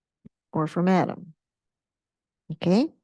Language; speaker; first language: English; native; English